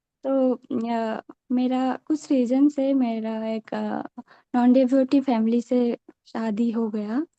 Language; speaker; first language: Hindi; non-native, local second language; Bangla